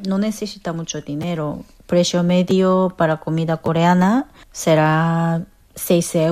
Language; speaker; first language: Spanish; non-native, fluent; Korean